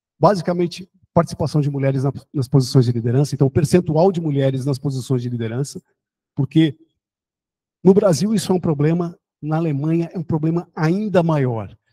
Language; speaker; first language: Portuguese; early bilingual, other home language; German